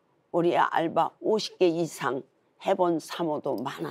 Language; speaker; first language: Korean; native; Korean